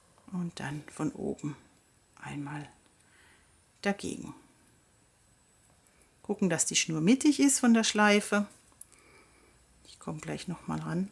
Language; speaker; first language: German; native; German